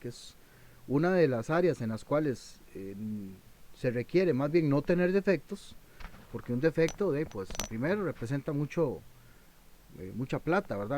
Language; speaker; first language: Spanish; native; Spanish